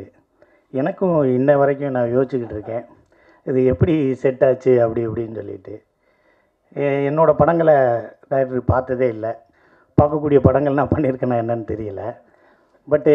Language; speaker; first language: Tamil; native; Tamil